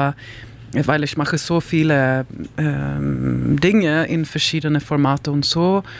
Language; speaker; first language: German; non-native, learner; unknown